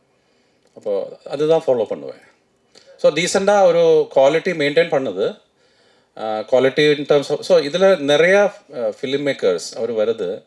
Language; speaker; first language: Tamil; non-native, fluent; Malayalam